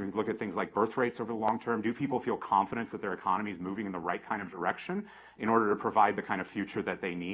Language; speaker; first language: English; native; English